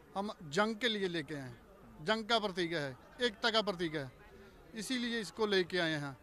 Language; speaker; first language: Hindi; native; Hindi